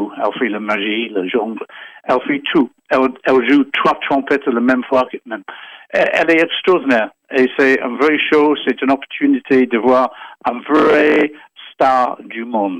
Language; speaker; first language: French; non-native, fluent; English